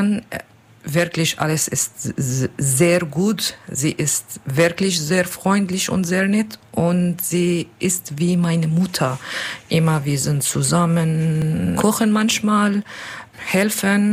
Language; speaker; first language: German; non-native, learner; Kurdish